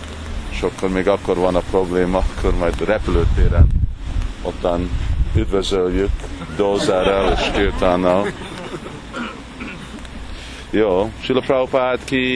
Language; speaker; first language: Hungarian; early bilingual, heritage; Hungarian